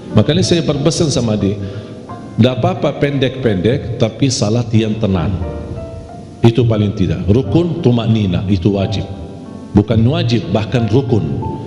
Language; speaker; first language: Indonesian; non-native, fluent; Arabic